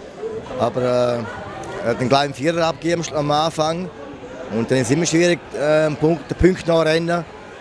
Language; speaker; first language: German; native; German